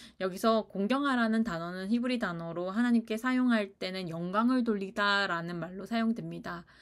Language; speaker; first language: Korean; native; Korean